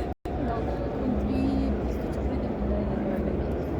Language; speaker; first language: German; non-native, learner; Russian